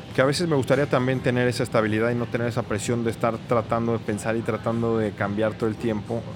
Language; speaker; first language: Spanish; native; Spanish